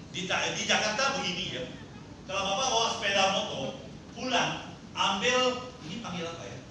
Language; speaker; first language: Indonesian; non-native, fluent; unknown